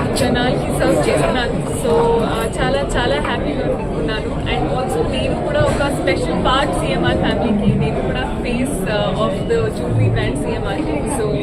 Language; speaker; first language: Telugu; non-native, fluent; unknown